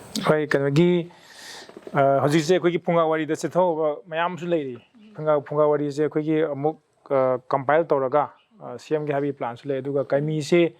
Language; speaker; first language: Manipuri; native; Manipuri